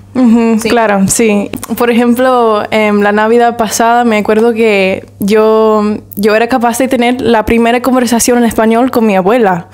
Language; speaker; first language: Spanish; non-native, fluent; English